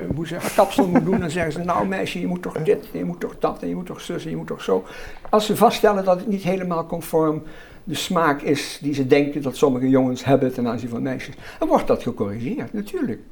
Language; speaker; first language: Dutch; native; Dutch